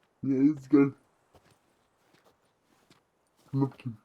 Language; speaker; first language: Russian; native; Russian